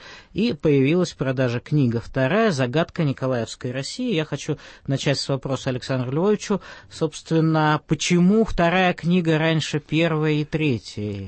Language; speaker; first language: Russian; native; Russian